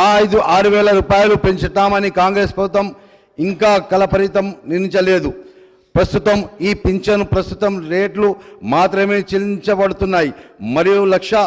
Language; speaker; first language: Telugu; non-native, local second language; Urdu